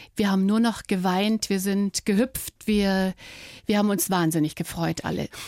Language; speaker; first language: German; native; German